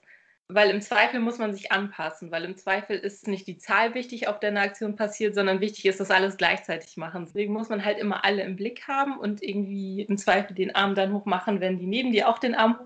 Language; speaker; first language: German; native; German